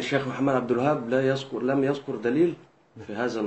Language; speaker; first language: Arabic; native; Arabic